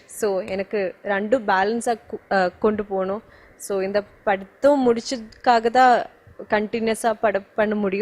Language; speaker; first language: Tamil; non-native, learner; Malayalam